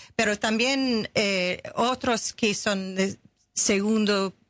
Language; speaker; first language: Spanish; non-native, fluent; English